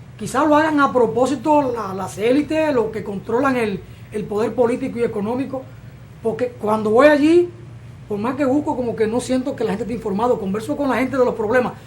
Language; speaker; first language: Spanish; native; Spanish